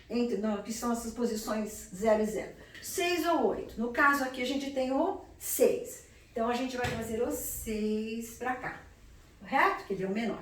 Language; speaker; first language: Portuguese; native; Portuguese